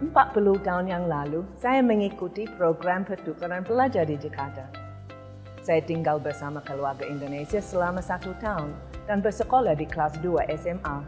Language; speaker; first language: Indonesian; non-native, fluent; English